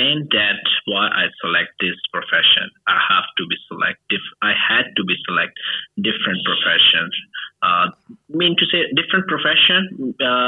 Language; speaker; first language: English; non-native, local second language; Urdu